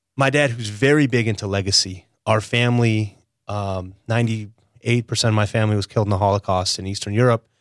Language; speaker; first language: English; native; English